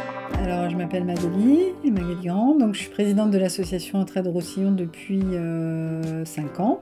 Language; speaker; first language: French; native; French